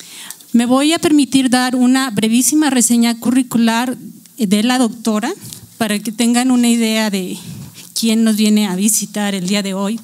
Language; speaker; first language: Spanish; native; Spanish